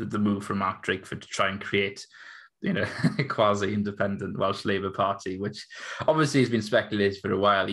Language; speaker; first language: English; native; English